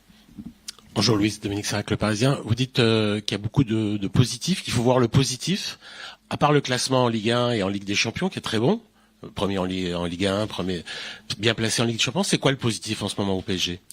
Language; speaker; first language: French; native; French